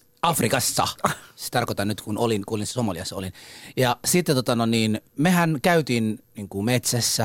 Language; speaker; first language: Finnish; early bilingual, other home language; Somali